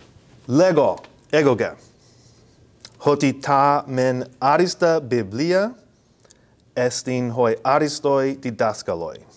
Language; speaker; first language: Greek; non-native, fluent; English